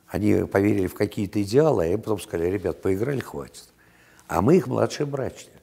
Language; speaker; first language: Russian; native; Russian